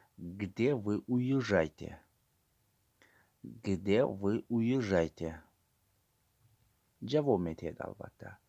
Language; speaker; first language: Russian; non-native, learner; Tajik